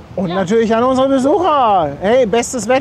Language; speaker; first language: German; native; German